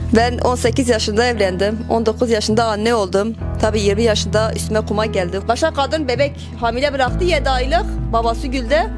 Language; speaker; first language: Turkish; native; Turkish